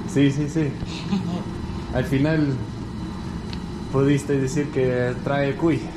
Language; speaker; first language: Spanish; non-native, learner; English